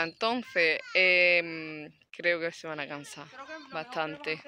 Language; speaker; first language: Spanish; native; Spanish